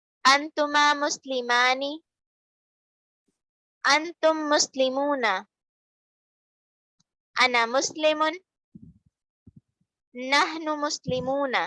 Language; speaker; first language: Arabic; non-native, learner; Urdu